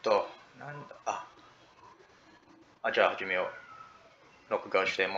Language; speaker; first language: Japanese; non-native, learner; English